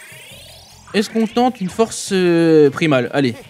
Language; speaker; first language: French; native; French